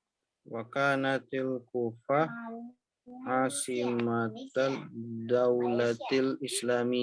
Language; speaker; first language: Arabic; non-native, learner; Indonesian